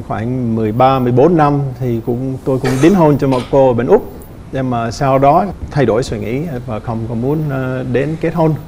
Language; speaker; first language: Vietnamese; non-native, fluent; English